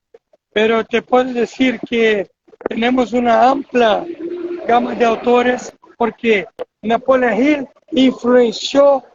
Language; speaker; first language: Spanish; non-native, fluent; Portuguese